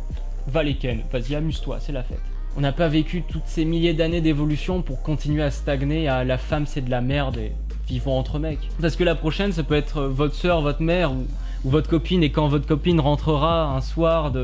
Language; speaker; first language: French; native; French